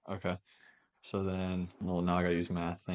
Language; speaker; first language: English; native; English